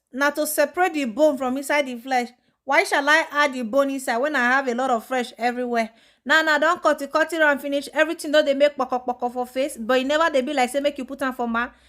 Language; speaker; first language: Nigerian Pidgin; non-native, local second language; Esan